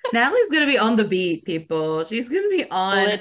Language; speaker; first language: English; native; English